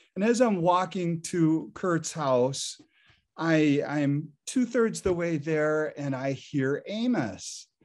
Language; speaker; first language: English; native; English